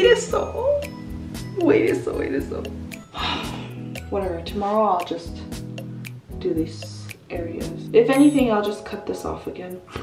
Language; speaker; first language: English; early bilingual, other home language; Korean